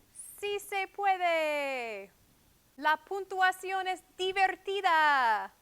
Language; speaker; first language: Spanish; non-native, fluent; English